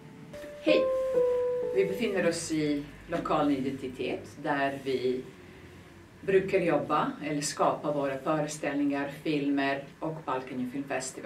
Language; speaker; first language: Swedish; non-native, fluent; Serbian